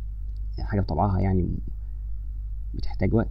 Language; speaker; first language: Arabic; native; Arabic